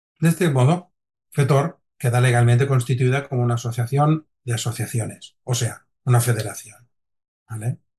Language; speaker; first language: Spanish; non-native, local second language; Catalan